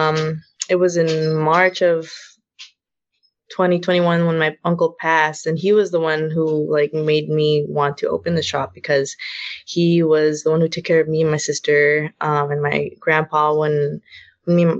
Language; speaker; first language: English; native; English